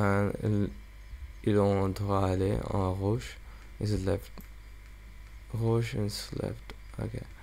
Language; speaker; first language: French; non-native, learner; English